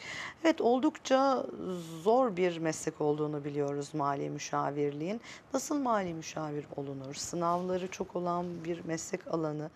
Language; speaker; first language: Turkish; native; Turkish